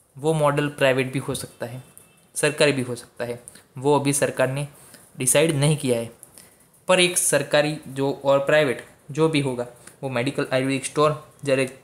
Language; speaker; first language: Hindi; non-native, local second language; Gujarati